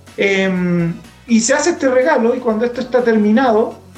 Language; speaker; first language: Spanish; native; Spanish